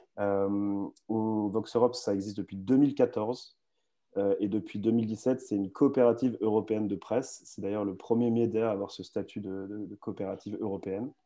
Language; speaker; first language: French; native; French